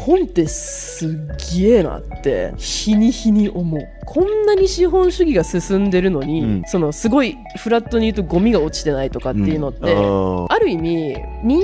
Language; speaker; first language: Japanese; native; Japanese